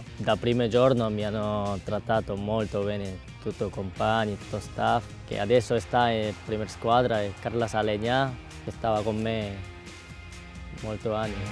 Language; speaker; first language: Italian; non-native, learner; Korean